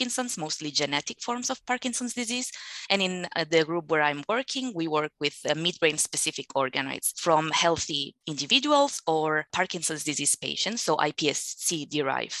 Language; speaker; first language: English; non-native, fluent; Spanish